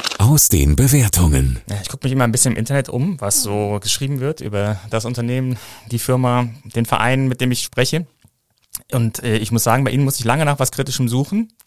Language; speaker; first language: German; native; German